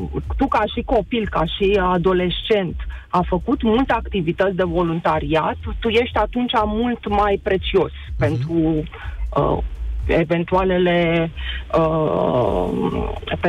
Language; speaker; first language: Romanian; native; Romanian